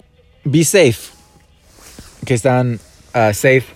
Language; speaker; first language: Spanish; non-native, fluent; English